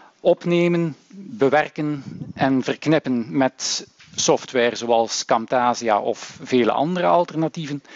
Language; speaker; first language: Dutch; native; Dutch